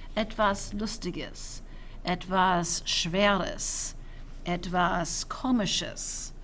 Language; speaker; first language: German; non-native, fluent; English